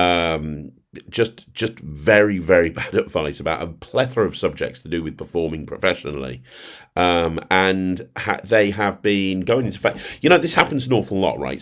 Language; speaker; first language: English; native; English